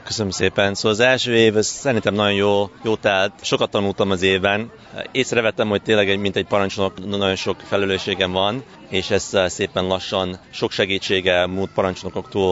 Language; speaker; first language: Hungarian; early bilingual, heritage; Hungarian